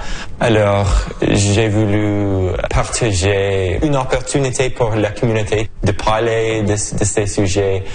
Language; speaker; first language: French; non-native, local second language; English